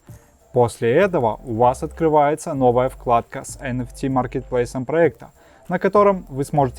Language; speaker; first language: Russian; native; Russian